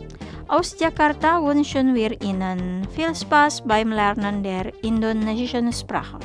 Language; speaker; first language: German; non-native, fluent; Indonesian